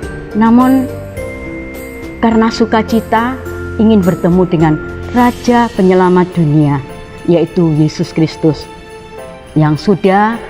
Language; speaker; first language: Indonesian; native; Indonesian